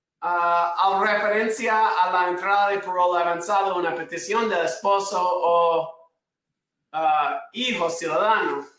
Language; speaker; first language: Spanish; non-native, fluent; English